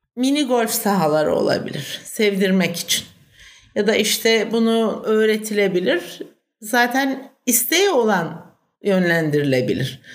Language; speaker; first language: Turkish; native; Turkish